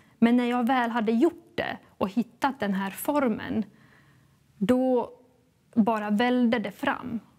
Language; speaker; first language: Swedish; early bilingual, other home language; Bosnian